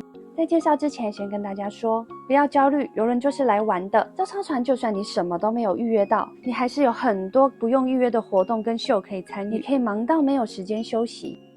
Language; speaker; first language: Chinese; native; Chinese